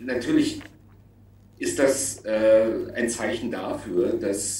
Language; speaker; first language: German; native; German